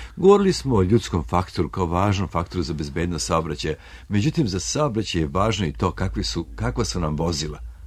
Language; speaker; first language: Serbian; native; Serbian